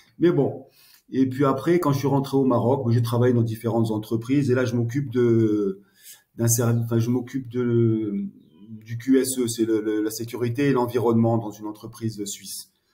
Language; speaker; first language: French; early bilingual, heritage; French